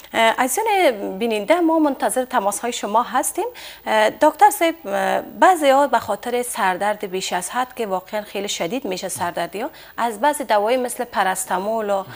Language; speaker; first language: Persian; native; Persian